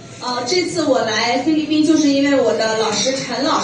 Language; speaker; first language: Chinese; native; Chinese